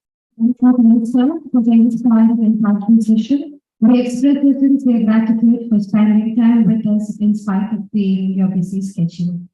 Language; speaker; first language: English; non-native, local second language; Malayalam